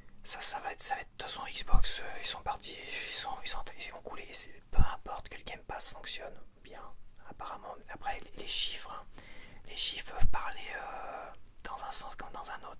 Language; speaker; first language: French; native; French